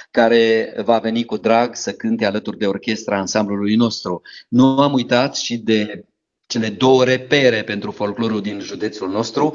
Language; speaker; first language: Romanian; native; Romanian